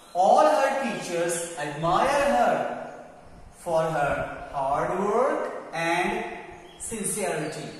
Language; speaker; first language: English; non-native, local second language; Gujarati